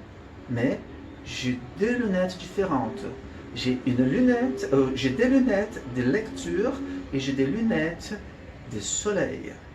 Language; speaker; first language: French; non-native, fluent; Portuguese